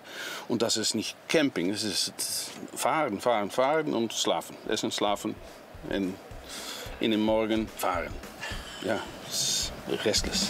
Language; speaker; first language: German; non-native, learner; Dutch